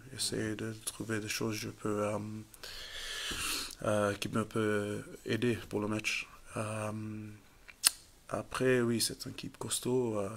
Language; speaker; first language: French; non-native, fluent; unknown